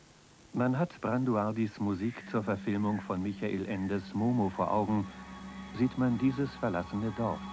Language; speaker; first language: German; native; German